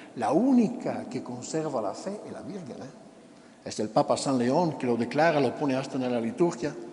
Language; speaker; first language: Spanish; non-native, fluent; Italian